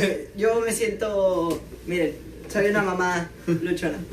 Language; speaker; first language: Spanish; native; Spanish